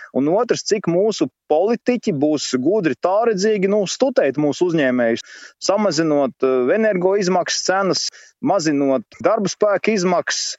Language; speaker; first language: Latvian; native; Latvian